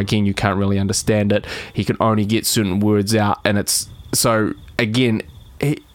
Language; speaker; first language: English; native; English